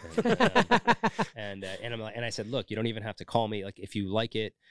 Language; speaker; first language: English; native; English